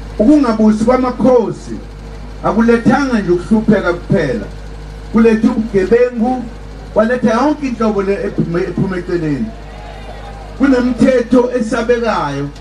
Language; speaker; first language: Zulu; native; Zulu